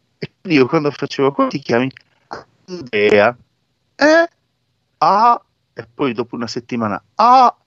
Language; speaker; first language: Italian; native; Italian